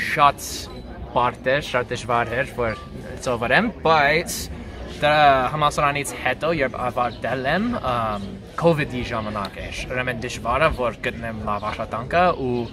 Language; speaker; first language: Armenian; non-native, learner; English